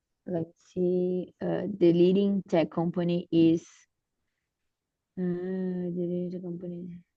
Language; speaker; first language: English; non-native, learner; Portuguese